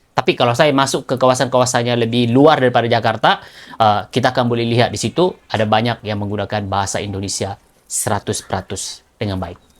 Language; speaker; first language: Malay; native; Malay